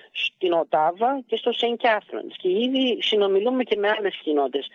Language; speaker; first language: Greek; early bilingual, heritage; Greek